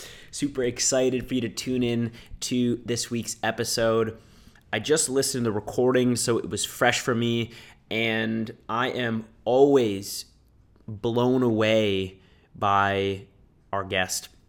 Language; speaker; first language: English; native; English